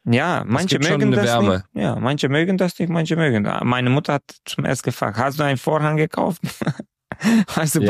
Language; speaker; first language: German; non-native, fluent; Romanian